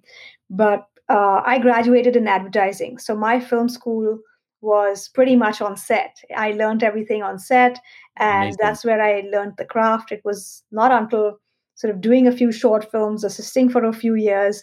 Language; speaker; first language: English; non-native, local second language; Hindi